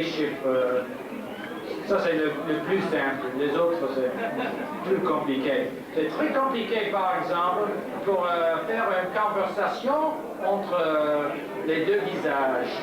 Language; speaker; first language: French; non-native, learner; English